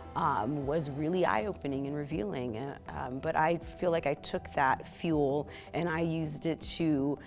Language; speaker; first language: English; native; English